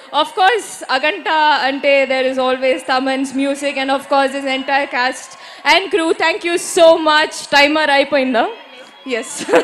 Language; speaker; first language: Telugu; non-native, learner; Malayalam